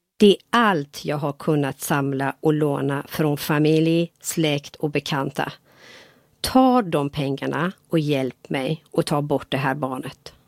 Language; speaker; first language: Swedish; non-native, fluent; Persian